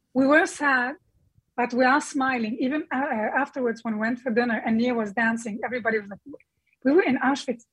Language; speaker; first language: English; non-native, fluent; Arabic